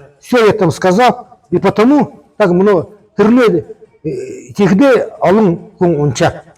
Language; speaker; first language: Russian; non-native, local second language; Buriat